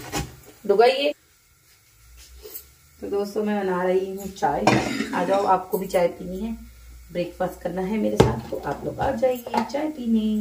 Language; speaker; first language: Hindi; native; Hindi